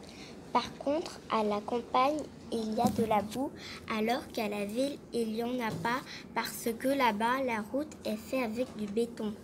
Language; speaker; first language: French; non-native, learner; Vietnamese